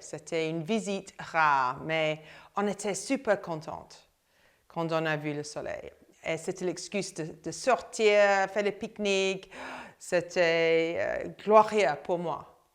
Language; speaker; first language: French; non-native, fluent; English